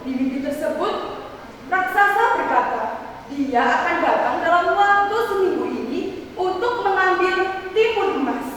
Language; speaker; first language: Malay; non-native, local second language; Javanese